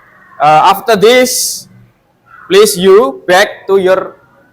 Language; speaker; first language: English; non-native, fluent; Indonesian